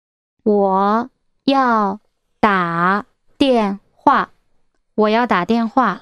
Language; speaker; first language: Chinese; non-native, learner; English